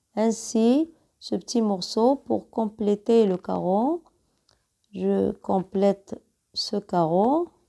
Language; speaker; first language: French; non-native, local second language; Arabic